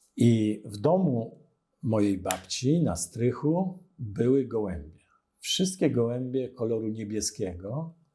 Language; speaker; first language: Polish; native; Polish